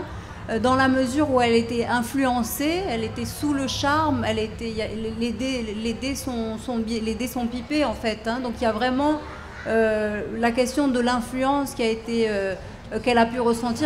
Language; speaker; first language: French; native; French